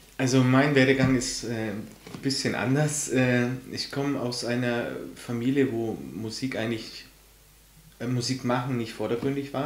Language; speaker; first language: German; early bilingual, other home language; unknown